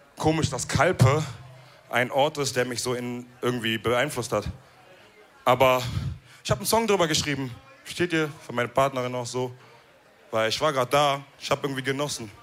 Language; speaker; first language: German; early bilingual, other home language; Wolof